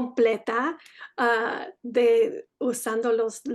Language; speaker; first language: Spanish; early bilingual, heritage; Spanish